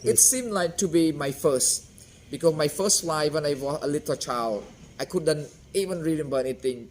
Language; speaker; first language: English; non-native, fluent; Khmer